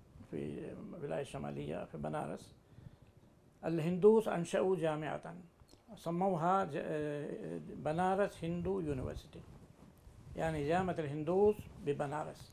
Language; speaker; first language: Arabic; non-native, fluent; Urdu